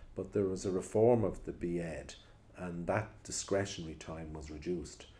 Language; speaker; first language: English; native; English